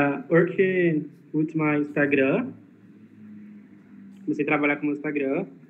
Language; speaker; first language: Portuguese; native; Portuguese